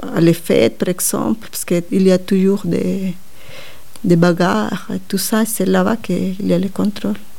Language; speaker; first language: French; non-native, fluent; Spanish